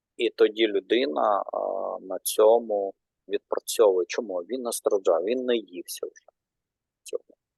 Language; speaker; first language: Ukrainian; non-native, local second language; Russian